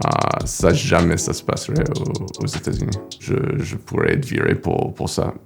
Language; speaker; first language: French; non-native, fluent; English